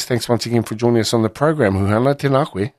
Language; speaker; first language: English; native; English